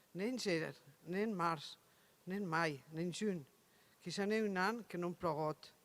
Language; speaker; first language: Catalan; native; Catalan